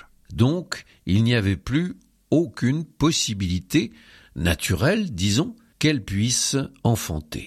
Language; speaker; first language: French; native; French